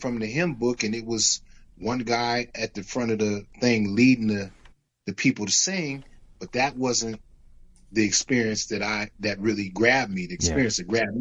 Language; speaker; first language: English; native; English